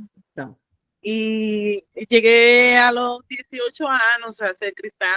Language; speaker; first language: Portuguese; non-native, learner; Spanish